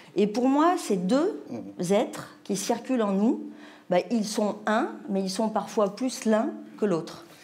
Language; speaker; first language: French; native; French